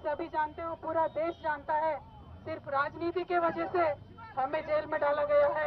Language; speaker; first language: Hindi; non-native, local second language; Telugu